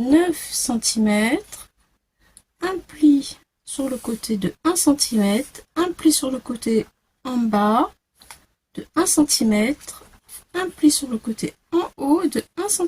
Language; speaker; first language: French; native; French